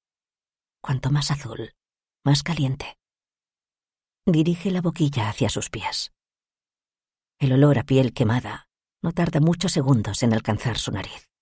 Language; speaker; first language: Spanish; native; Spanish